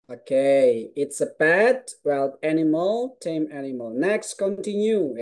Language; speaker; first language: English; non-native, fluent; Indonesian